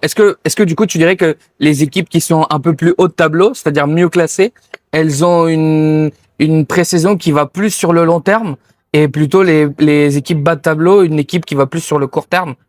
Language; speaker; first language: French; native; French